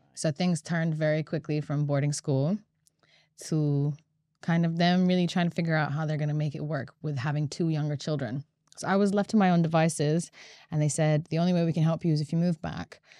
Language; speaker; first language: English; non-native, fluent; Latvian